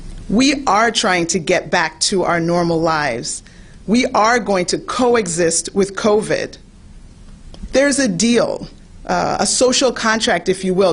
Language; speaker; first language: English; native; English